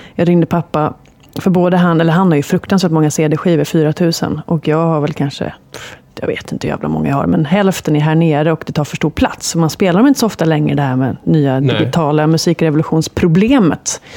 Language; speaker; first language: Swedish; native; Swedish